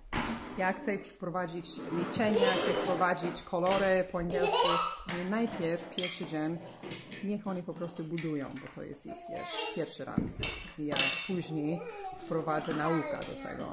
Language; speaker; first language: Polish; non-native, learner; English